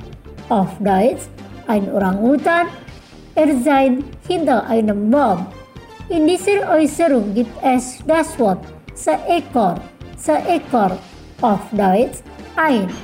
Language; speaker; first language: German; non-native, fluent; Indonesian